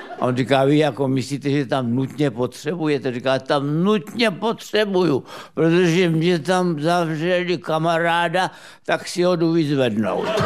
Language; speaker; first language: Czech; native; Czech